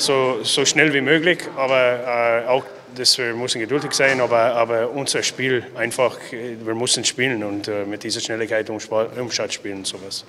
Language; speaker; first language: German; non-native, learner; English